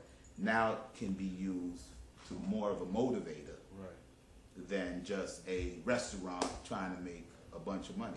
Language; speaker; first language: English; native; English